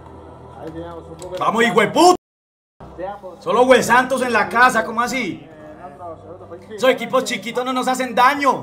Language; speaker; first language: Spanish; native; Spanish